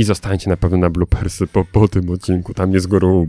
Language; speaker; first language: Polish; native; Polish